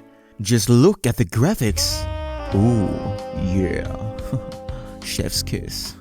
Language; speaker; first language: English; native; English